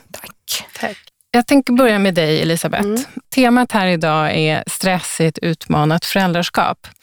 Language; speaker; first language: Swedish; native; Swedish